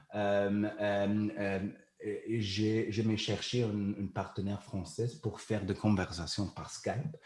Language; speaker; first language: French; non-native, learner; German